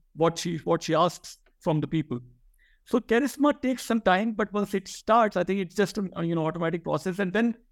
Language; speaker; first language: English; non-native, local second language; Hindi